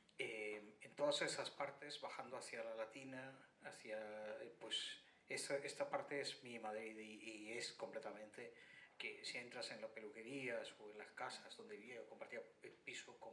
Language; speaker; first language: Spanish; non-native, fluent; Bangla